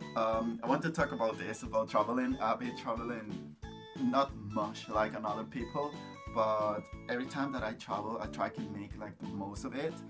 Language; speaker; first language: English; non-native, fluent; Spanish